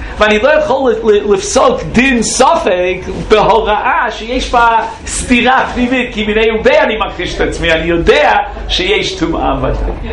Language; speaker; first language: Hebrew; non-native, fluent; English